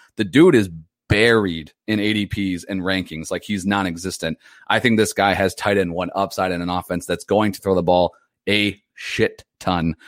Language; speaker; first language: English; native; English